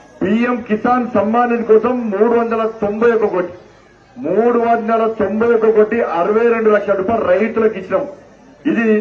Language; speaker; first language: Telugu; native; Telugu